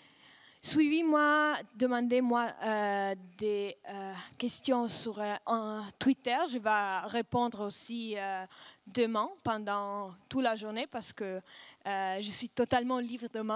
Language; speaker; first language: French; non-native, fluent; Russian